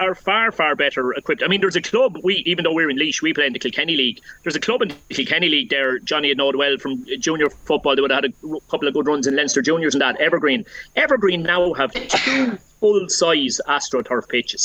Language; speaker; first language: English; native; English